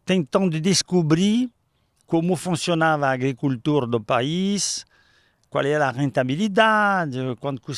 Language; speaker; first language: Portuguese; non-native, fluent; French